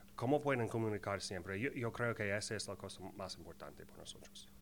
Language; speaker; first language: Spanish; non-native, learner; English